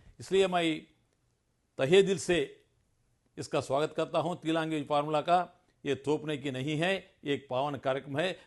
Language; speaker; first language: Hindi; non-native, local second language; Telugu